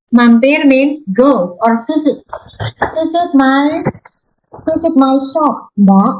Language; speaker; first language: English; non-native, fluent; Indonesian